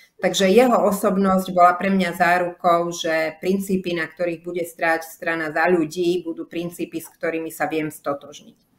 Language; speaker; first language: Slovak; native; Slovak